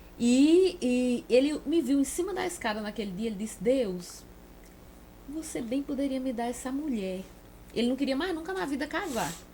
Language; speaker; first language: Portuguese; native; Portuguese